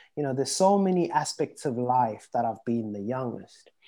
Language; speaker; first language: English; early bilingual, other home language; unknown